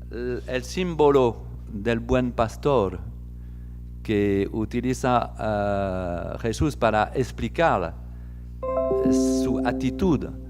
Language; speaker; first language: Spanish; non-native, fluent; French